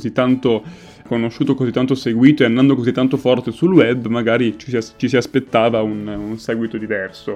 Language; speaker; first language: Italian; native; Italian